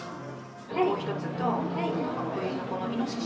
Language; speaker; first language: Japanese; native; Japanese